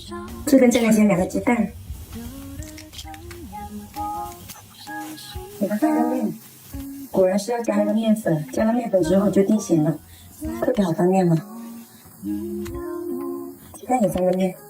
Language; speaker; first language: Chinese; native; Chinese